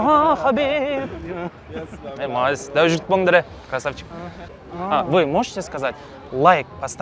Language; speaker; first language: Russian; non-native, local second language; Kazakh